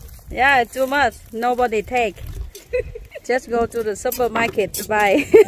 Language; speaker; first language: English; non-native, learner; Vietnamese